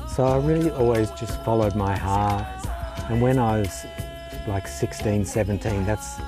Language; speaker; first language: English; native; English